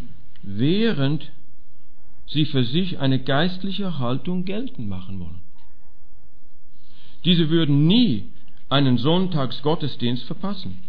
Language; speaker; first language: German; non-native, fluent; English